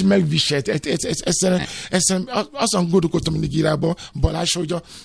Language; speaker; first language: Hungarian; non-native, learner; Yoruba